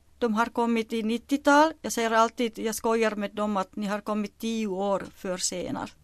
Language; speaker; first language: Swedish; non-native, local second language; Finnish